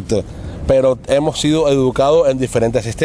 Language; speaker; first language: Spanish; native; Spanish